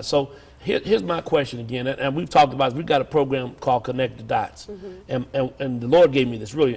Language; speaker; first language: English; native; English